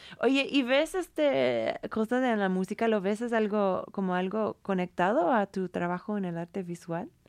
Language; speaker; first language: Spanish; non-native, fluent; English